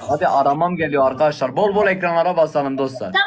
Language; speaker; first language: Turkish; native; Turkish